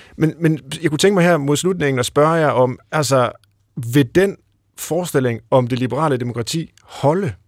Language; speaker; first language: Danish; native; Danish